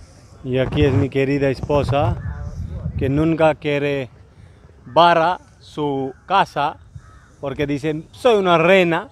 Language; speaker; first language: Spanish; non-native, learner; Hindi